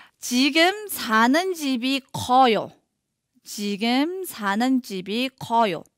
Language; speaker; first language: Korean; non-native, fluent; Mongolian